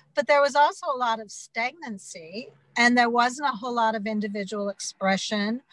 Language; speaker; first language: English; native; English